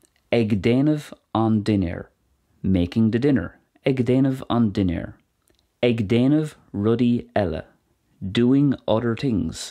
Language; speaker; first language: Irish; non-native, local second language; English